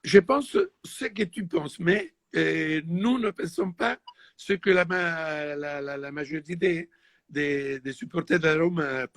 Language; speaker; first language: French; non-native, fluent; Italian